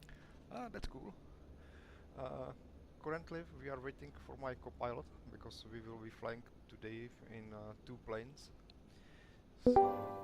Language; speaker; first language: English; non-native, fluent; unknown